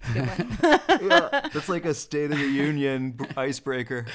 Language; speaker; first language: English; native; English